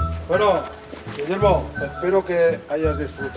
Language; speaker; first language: Spanish; native; Spanish